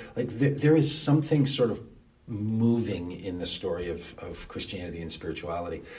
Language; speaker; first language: English; native; English